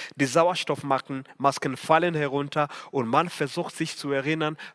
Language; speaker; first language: German; non-native, fluent; Swahili